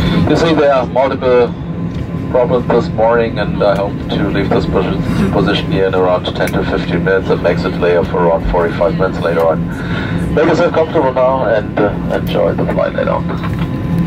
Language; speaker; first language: English; non-native, fluent; German